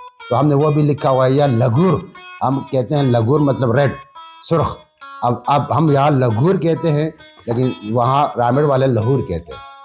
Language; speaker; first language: Urdu; non-native, local second language; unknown